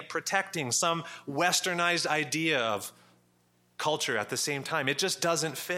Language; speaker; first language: English; native; English